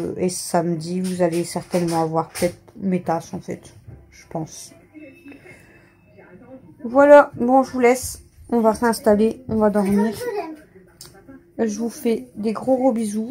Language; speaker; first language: French; native; French